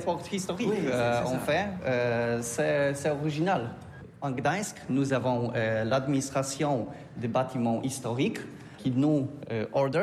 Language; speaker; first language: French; non-native, learner; Polish